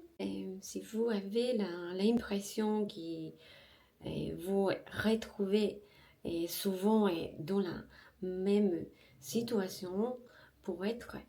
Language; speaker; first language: French; non-native, learner; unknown